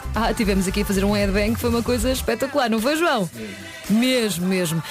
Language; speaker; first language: Portuguese; native; Portuguese